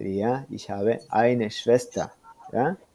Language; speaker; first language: German; non-native, fluent; Spanish